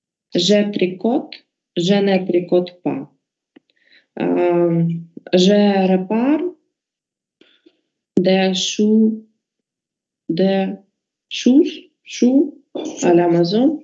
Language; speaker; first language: French; non-native, learner; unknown